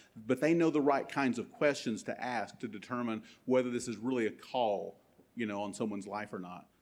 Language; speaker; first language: English; native; English